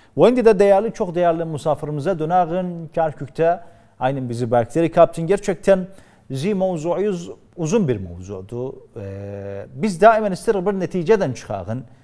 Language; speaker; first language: Turkish; native; Turkish